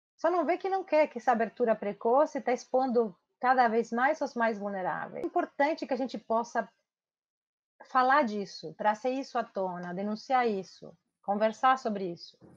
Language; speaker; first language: Portuguese; non-native, fluent; Spanish